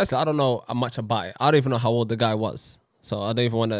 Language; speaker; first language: English; native; English